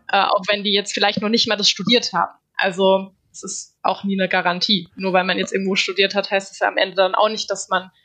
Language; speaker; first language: German; native; German